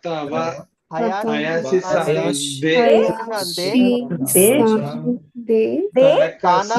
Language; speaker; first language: Japanese; non-native, learner; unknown